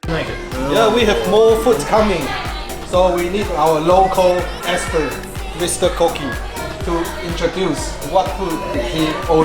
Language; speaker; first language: English; non-native, fluent; Chinese